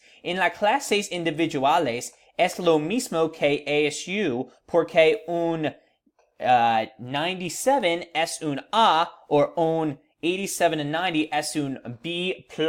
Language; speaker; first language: Spanish; non-native, learner; English